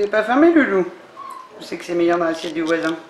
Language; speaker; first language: French; native; French